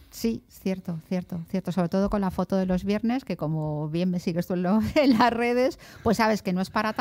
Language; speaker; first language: Spanish; native; Spanish